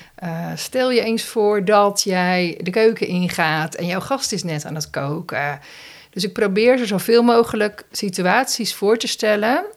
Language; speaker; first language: Dutch; native; Dutch